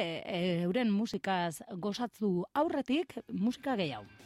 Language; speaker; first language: Basque; native; Basque